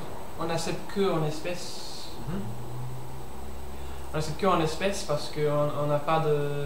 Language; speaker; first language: French; non-native, learner; English